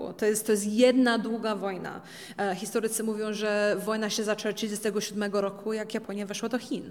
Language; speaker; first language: Polish; early bilingual, heritage; Polish